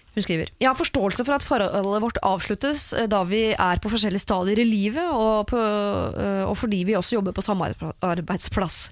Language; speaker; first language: Norwegian; native; Norwegian